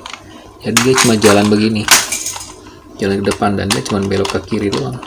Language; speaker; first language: Indonesian; native; Indonesian